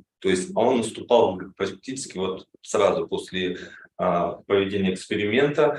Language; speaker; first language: Russian; native; Russian